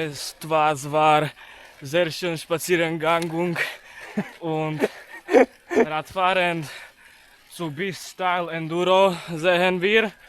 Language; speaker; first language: German; non-native, learner; Slovak